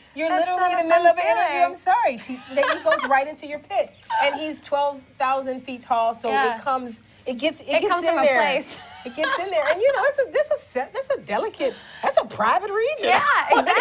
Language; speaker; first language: English; native; English